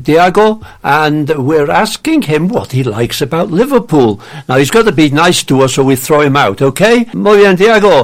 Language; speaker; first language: English; native; English